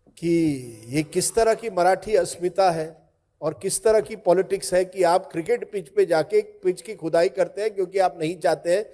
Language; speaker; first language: Hindi; non-native, local second language; Marathi